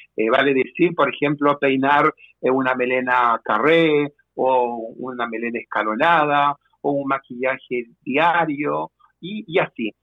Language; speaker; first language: Spanish; native; Spanish